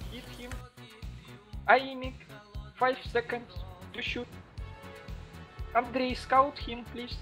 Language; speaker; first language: English; non-native, learner; Russian